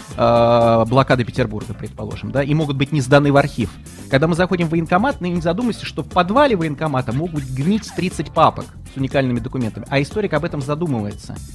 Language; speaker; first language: Russian; native; Russian